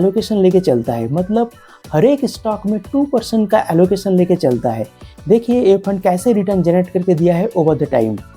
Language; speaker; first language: Hindi; non-native, local second language; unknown